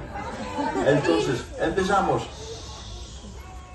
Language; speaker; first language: Spanish; non-native, fluent; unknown